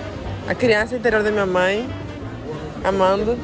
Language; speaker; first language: Portuguese; non-native, fluent; Spanish